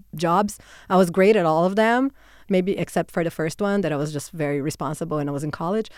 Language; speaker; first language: English; non-native, fluent; Portuguese